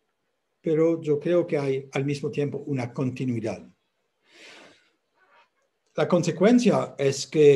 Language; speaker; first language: Spanish; non-native, fluent; French